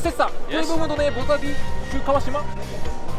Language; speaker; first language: French; non-native, learner; Japanese